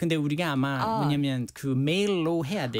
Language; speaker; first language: Korean; non-native, learner; French